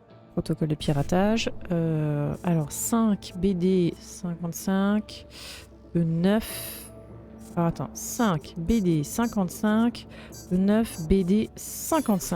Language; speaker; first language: French; native; French